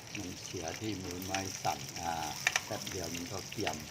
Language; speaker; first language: Thai; non-native, fluent; Chinese